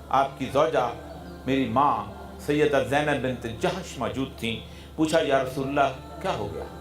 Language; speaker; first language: Urdu; non-native, local second language; Punjabi